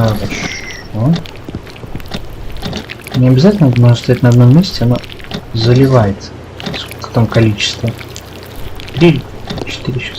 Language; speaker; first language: Russian; native; Russian